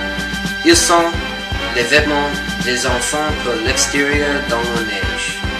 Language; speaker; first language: French; non-native, learner; English